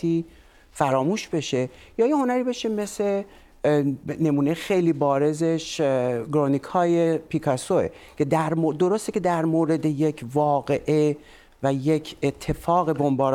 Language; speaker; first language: Persian; native; Persian